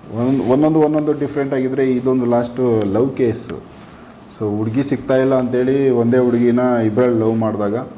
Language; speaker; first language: Kannada; native; Kannada